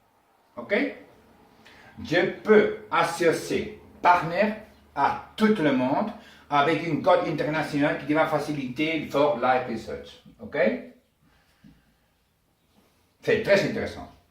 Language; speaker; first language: French; non-native, learner; Spanish